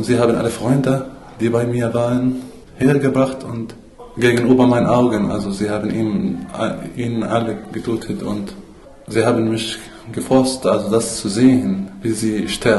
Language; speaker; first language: German; non-native, fluent; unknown